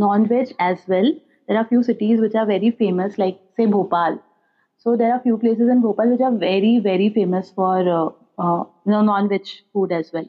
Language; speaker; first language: English; non-native, local second language; Hindi